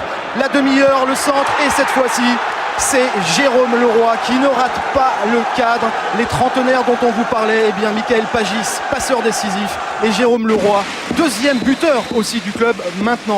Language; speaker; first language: French; native; French